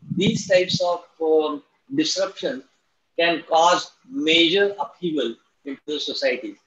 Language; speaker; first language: English; non-native, local second language; Marathi